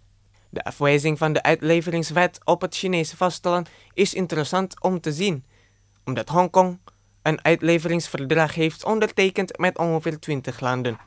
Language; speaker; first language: Dutch; non-native, fluent; Indonesian